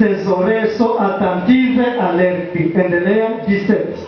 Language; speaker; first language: French; non-native, local second language; Swahili